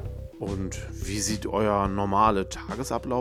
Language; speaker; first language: German; native; German